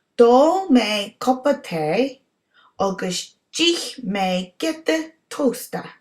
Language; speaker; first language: Irish; non-native, local second language; English